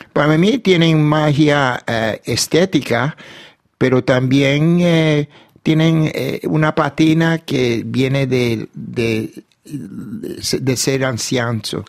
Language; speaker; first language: Spanish; early bilingual, heritage; Spanish